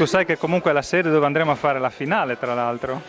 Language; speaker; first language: Italian; native; Italian